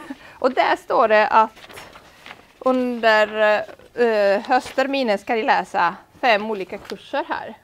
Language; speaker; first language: Swedish; non-native, fluent; Italian